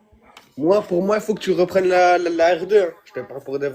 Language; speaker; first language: French; native; French